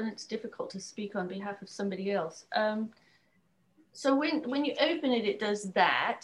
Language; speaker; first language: English; native; English